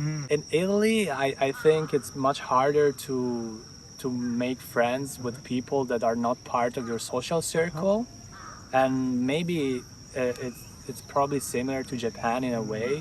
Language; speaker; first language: English; non-native, fluent; Italian